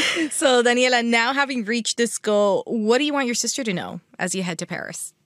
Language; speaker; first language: English; early bilingual, other home language; Spanish